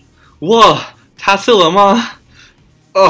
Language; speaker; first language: Chinese; non-native, learner; English